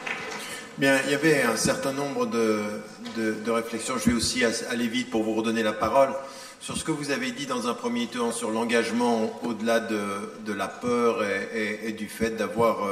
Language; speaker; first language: French; native; French